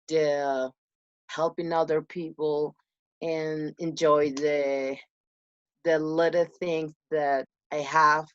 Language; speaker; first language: English; non-native, learner; Spanish